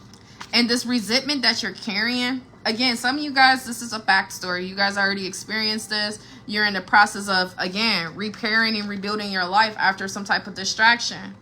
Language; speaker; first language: English; native; English